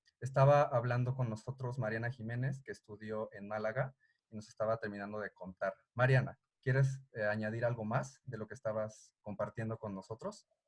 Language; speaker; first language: Spanish; native; Spanish